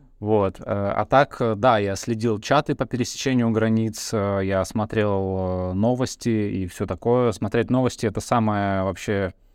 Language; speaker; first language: Russian; early bilingual, other home language; Bulgarian